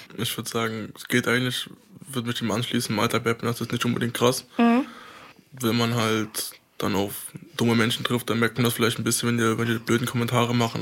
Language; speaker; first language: German; native; German